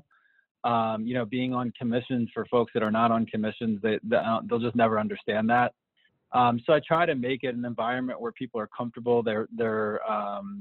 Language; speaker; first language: English; native; English